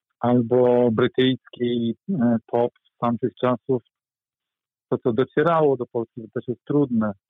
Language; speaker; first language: Polish; native; Polish